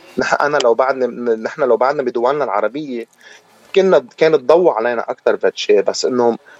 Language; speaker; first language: Arabic; native; Arabic